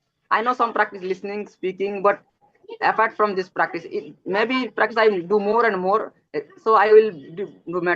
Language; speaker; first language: English; non-native, learner; Odia